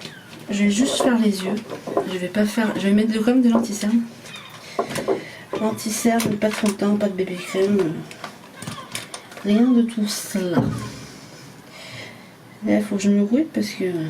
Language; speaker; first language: French; native; French